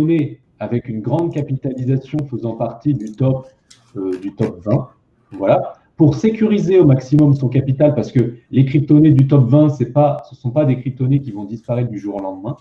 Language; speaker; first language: French; native; French